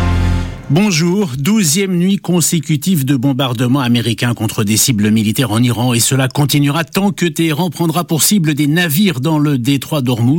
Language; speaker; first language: French; native; French